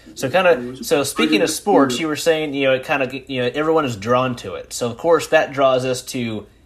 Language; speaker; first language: English; early bilingual, other home language; Italian